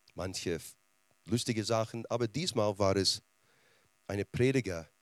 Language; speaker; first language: German; non-native, fluent; English